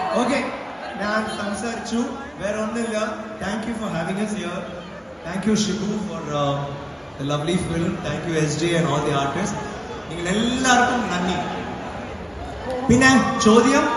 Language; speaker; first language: Malayalam; non-native, learner; Tamil